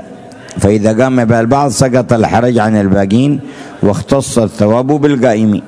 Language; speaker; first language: Arabic; native; Arabic